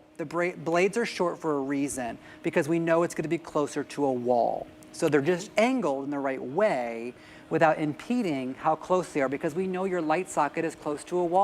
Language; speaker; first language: English; native; English